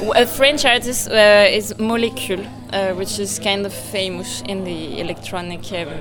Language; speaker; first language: English; non-native, fluent; French